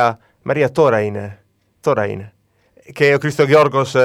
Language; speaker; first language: Greek; non-native, learner; Italian